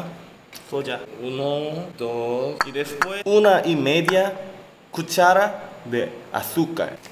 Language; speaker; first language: Spanish; non-native, learner; Korean